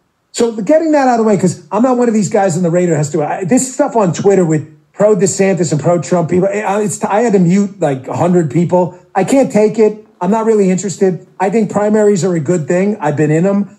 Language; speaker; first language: English; native; English